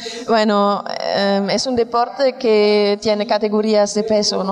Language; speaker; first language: Spanish; non-native, fluent; German